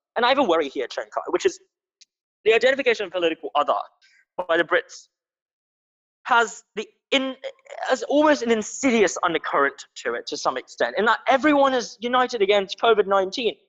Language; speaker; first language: English; non-native, local second language; Cantonese